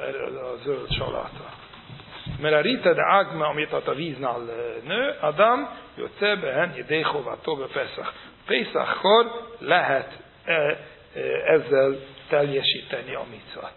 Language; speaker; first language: Hungarian; non-native, fluent; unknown